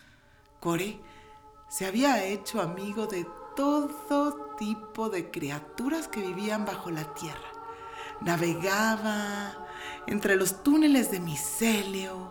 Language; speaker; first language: Spanish; native; Spanish